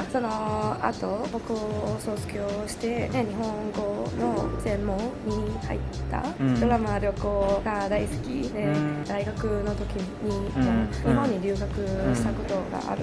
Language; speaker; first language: Japanese; non-native, learner; Chinese